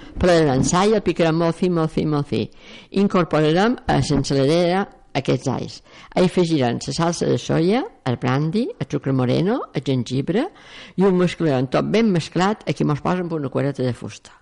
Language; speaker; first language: Catalan; native; Catalan